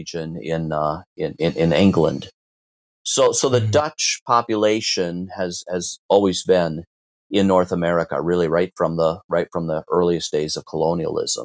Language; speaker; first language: English; native; English